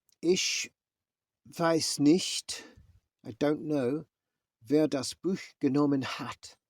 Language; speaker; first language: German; non-native, learner; English